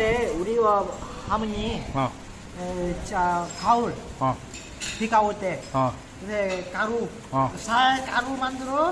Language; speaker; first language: Korean; non-native, local second language; Vietnamese